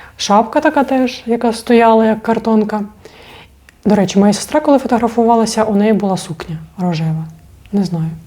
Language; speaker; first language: Ukrainian; non-native, local second language; Russian